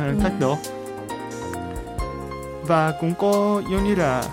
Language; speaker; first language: Vietnamese; non-native, fluent; Japanese